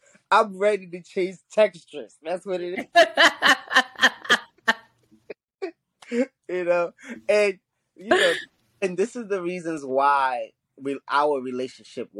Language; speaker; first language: English; early bilingual, other home language; Haitian Creole